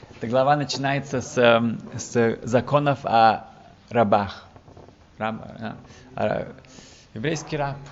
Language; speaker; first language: Russian; early bilingual, heritage; Russian